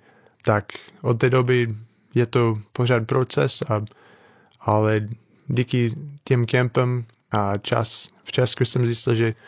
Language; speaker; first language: Czech; non-native, fluent; English